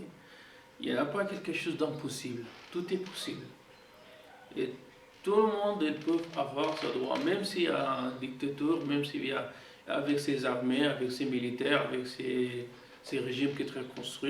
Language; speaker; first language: French; non-native, fluent; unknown